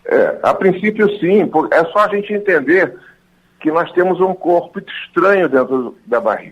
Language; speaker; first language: Portuguese; native; Portuguese